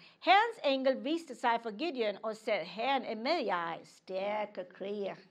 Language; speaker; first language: Danish; non-native, fluent; English